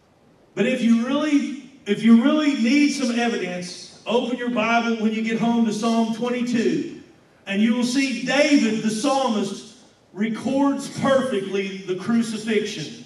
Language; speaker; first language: English; native; English